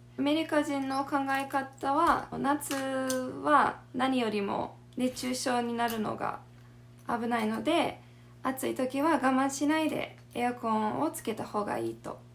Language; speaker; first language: Japanese; non-native, fluent; English